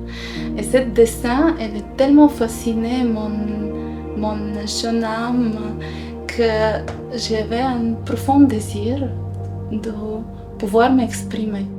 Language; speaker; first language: French; non-native, fluent; Bulgarian